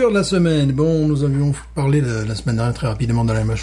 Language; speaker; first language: French; native; French